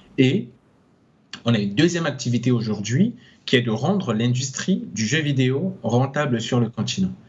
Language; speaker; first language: French; non-native, local second language; Sango